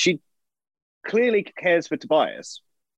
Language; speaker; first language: English; native; English